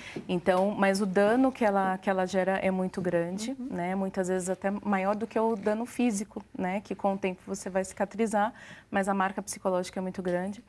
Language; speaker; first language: Portuguese; native; Portuguese